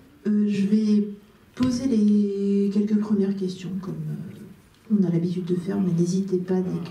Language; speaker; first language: French; native; French